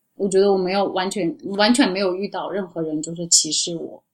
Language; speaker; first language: Chinese; non-native, local second language; Uyghur